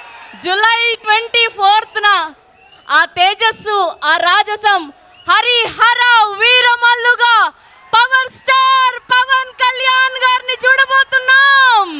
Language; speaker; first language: Telugu; native; Telugu